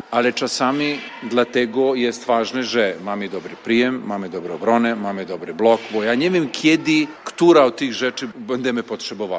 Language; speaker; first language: Polish; non-native, fluent; Serbian